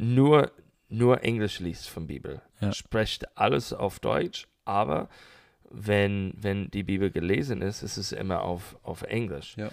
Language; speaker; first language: German; non-native, learner; English